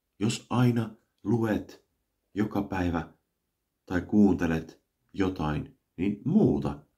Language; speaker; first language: Finnish; native; Finnish